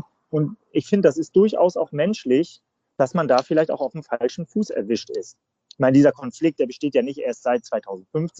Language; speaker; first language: German; native; German